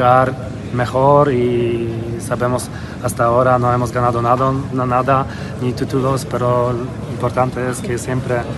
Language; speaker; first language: Spanish; non-native, fluent; Polish